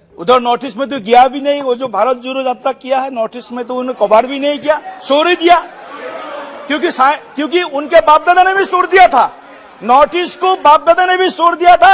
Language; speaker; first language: Hindi; non-native, local second language; Assamese